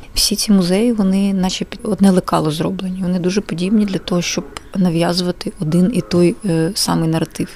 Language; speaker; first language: Ukrainian; non-native, local second language; Russian